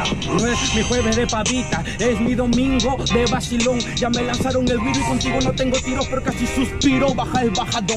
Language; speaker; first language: Spanish; native; Spanish